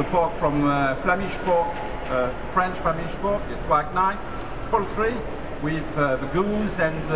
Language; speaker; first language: English; non-native, learner; French